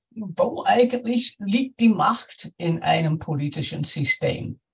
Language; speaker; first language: German; non-native, fluent; English